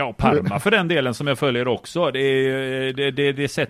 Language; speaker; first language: Swedish; native; Swedish